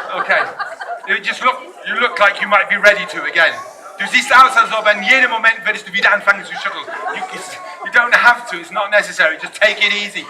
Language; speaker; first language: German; non-native, fluent; English